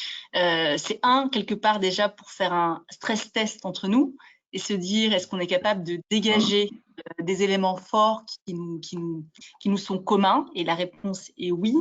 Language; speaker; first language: French; native; French